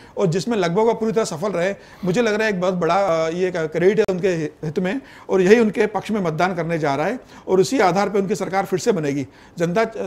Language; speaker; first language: Hindi; native; Hindi